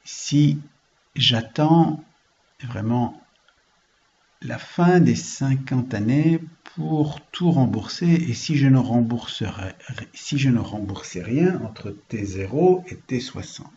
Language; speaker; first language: French; native; French